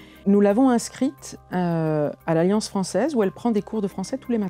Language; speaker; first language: French; native; French